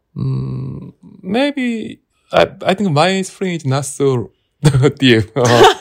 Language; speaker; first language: English; non-native, learner; Korean